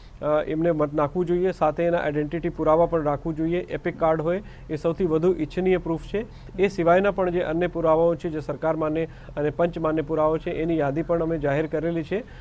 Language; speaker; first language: Gujarati; non-native, local second language; Hindi